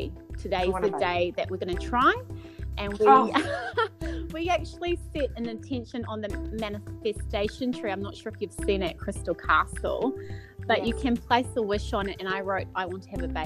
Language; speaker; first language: English; native; English